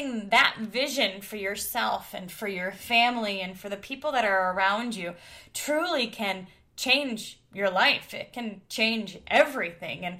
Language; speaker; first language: English; native; English